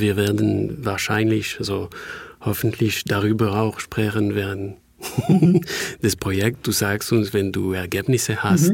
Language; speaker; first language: German; non-native, fluent; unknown